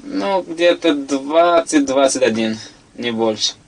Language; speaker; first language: Russian; non-native, local second language; Tajik